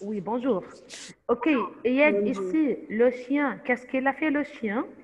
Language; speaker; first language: French; non-native, fluent; Arabic